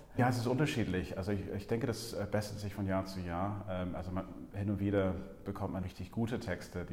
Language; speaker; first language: German; non-native, fluent; English